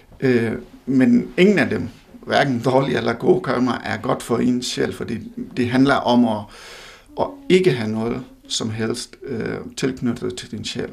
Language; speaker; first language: Danish; non-native, fluent; Hindi